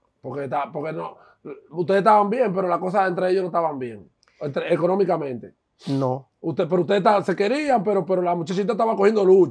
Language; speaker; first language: Spanish; native; Spanish